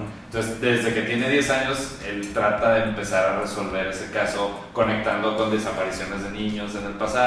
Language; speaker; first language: Spanish; native; Spanish